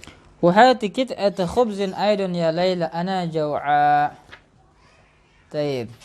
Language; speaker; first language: Arabic; non-native, fluent; Indonesian